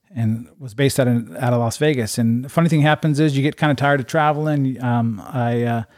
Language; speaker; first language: English; native; English